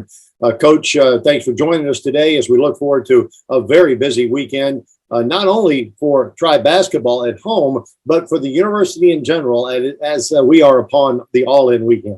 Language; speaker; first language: English; native; English